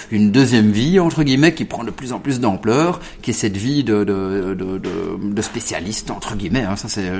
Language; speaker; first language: French; early bilingual, other home language; Italian